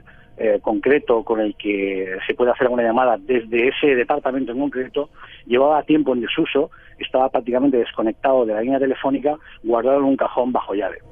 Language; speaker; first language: Spanish; native; Spanish